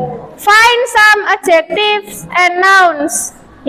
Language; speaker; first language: English; non-native, learner; Indonesian